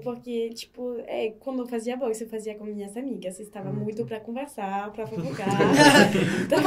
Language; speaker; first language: Portuguese; non-native, learner; French